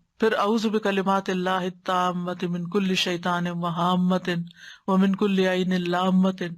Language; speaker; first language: Urdu; native; Urdu